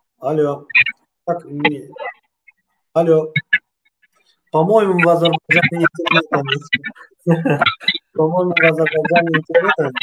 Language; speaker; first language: Russian; non-native, local second language; Azerbaijani